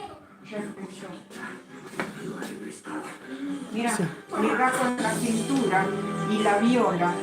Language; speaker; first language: Spanish; native; Spanish